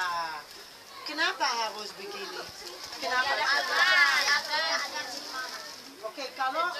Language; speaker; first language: Indonesian; non-native, fluent; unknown